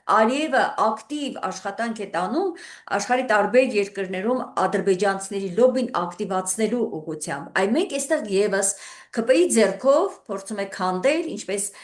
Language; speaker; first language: Armenian; native; Armenian